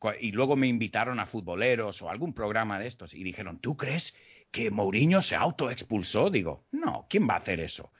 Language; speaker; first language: Spanish; early bilingual, heritage; Spanish